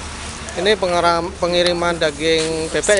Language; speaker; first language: Indonesian; native; Indonesian